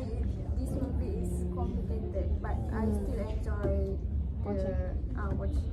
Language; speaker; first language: English; non-native, local second language; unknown